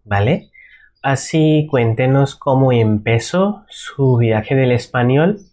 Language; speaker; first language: Spanish; non-native, learner; Bangla